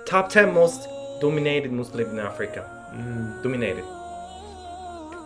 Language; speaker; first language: English; non-native, learner; Korean